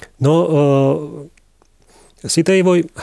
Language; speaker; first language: Finnish; non-native, learner; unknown